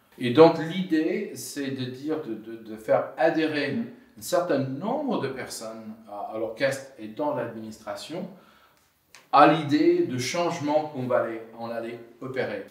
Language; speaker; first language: French; non-native, fluent; English